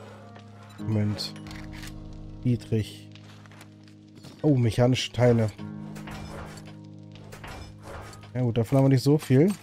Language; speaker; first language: German; native; German